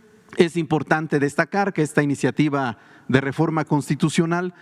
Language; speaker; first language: Spanish; non-native, local second language; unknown